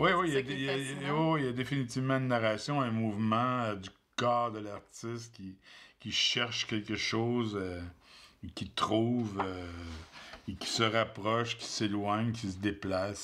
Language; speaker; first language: French; native; French